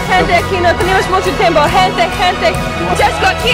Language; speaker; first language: Spanish; non-native, learner; English